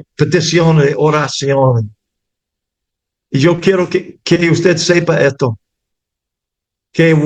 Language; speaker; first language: Spanish; non-native, fluent; English